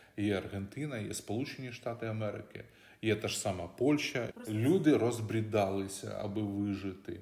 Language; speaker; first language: Ukrainian; native; Ukrainian